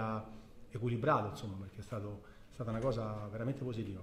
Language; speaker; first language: Italian; native; Italian